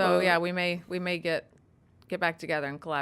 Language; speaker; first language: English; native; English